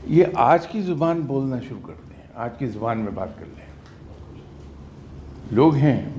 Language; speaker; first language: Urdu; native; Urdu